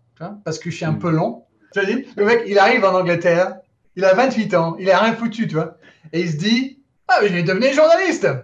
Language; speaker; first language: French; non-native, fluent; English